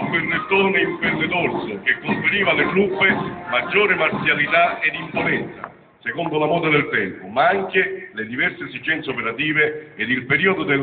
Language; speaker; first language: Italian; native; Italian